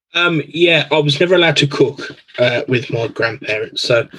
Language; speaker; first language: English; native; English